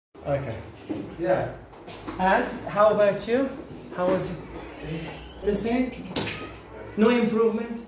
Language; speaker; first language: English; non-native, fluent; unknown